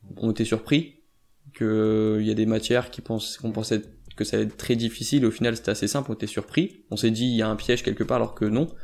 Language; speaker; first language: French; native; French